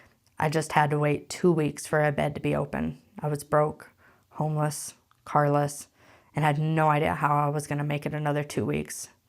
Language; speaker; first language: English; native; English